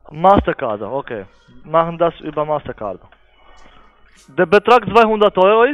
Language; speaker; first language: German; non-native, learner; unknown